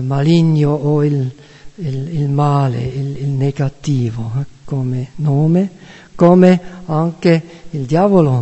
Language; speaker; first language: Italian; non-native, fluent; German